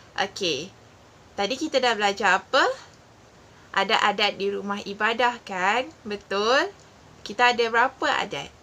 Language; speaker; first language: Malay; non-native, local second language; Iban